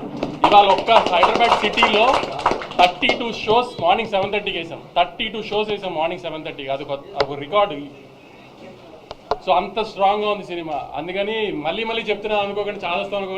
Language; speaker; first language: Telugu; native; Telugu